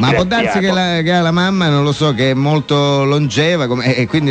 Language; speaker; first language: Italian; native; Italian